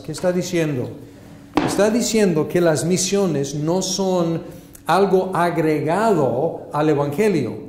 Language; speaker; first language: Spanish; non-native, fluent; English